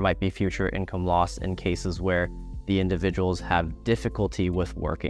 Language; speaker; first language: English; native; English